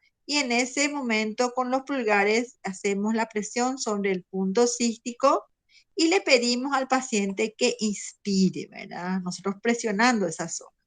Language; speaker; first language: Spanish; native; Spanish